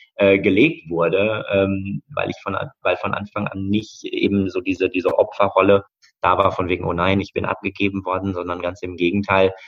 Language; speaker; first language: German; native; German